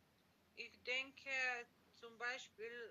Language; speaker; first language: German; non-native, learner; Macedonian